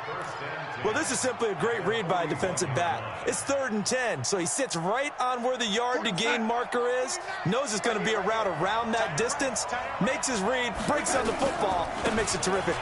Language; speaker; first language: English; native; English